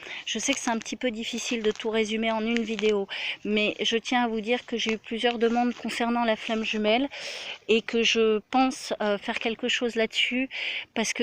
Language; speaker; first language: French; native; French